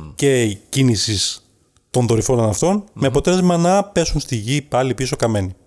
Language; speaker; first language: Greek; native; Greek